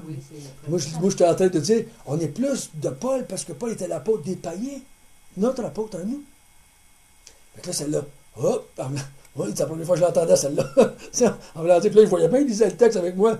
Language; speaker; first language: French; native; French